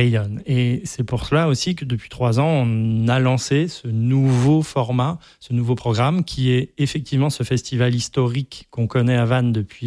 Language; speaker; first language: French; native; French